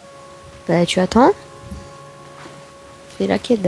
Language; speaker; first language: French; native; French